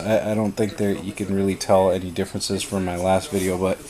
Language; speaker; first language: English; native; English